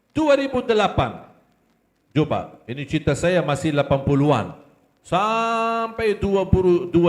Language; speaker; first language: Malay; non-native, fluent; Arabic